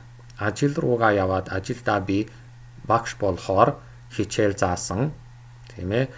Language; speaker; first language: Mongolian; non-native, fluent; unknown